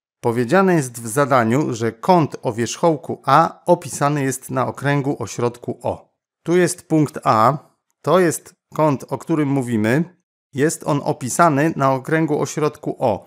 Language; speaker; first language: Polish; native; Polish